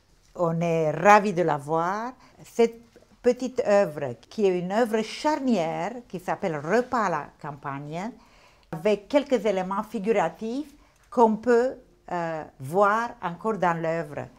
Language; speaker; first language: French; non-native, fluent; Portuguese